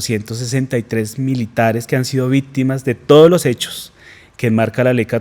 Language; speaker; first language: Spanish; native; Spanish